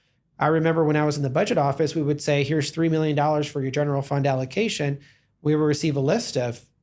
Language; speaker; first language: English; native; English